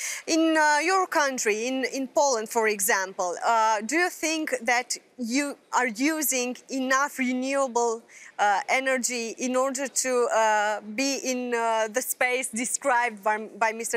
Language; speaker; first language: English; non-native, fluent; Romanian